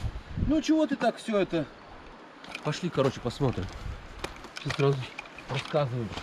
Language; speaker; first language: Russian; native; Russian